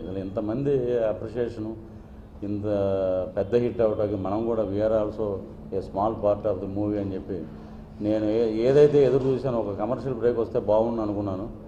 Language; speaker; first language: Telugu; native; Telugu